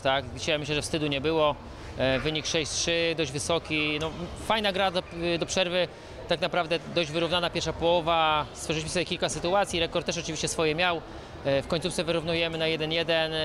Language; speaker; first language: Polish; native; Polish